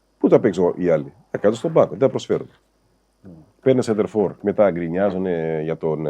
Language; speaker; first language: Greek; non-native, fluent; Kabuverdianu